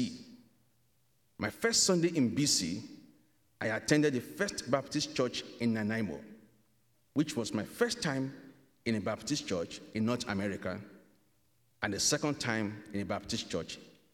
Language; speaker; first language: English; non-native, local second language; Yoruba